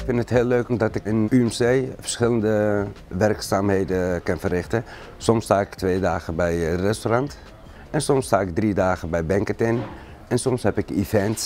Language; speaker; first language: Dutch; non-native, local second language; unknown